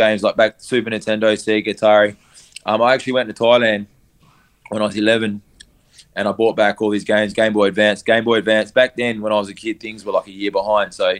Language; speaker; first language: English; native; English